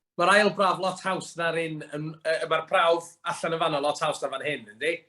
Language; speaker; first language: Welsh; native; Welsh